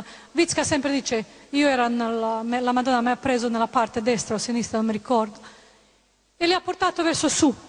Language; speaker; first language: Italian; non-native, fluent; Croatian